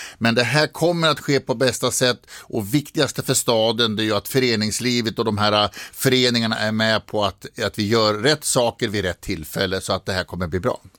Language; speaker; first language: Swedish; native; Swedish